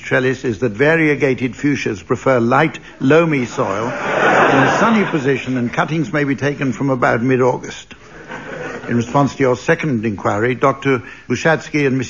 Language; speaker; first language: English; native; English